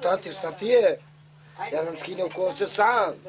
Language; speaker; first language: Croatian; non-native, local second language; Romany